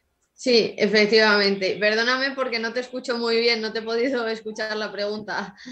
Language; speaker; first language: Spanish; native; Spanish